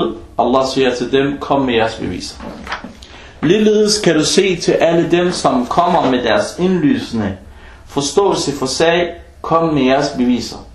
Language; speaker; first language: Danish; early bilingual, other home language; Arabic